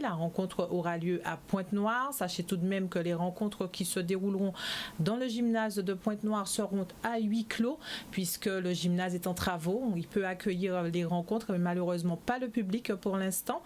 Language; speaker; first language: French; native; French